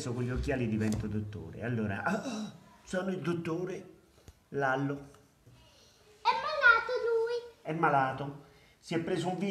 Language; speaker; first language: Italian; native; Italian